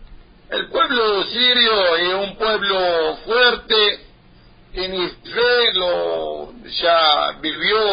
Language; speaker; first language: Spanish; non-native, learner; Arabic